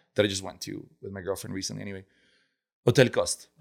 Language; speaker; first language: English; non-native, fluent; Italian